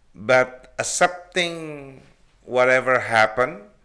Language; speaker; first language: English; non-native, fluent; Indonesian